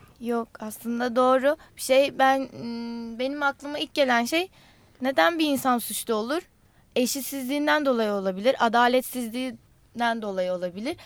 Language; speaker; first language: Turkish; non-native, local second language; Kurdish